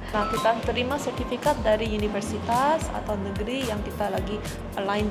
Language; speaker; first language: Indonesian; non-native, learner; Korean